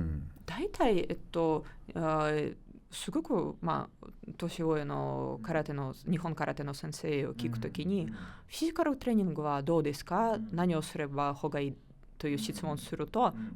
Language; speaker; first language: Japanese; non-native, learner; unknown